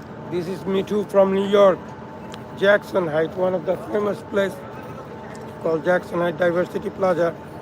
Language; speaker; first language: English; non-native, local second language; Bangla